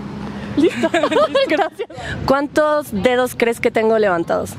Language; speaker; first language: Spanish; native; Spanish